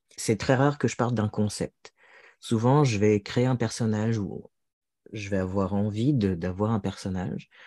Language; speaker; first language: French; native; French